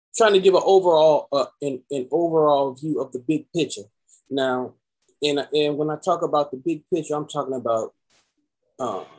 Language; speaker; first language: English; native; English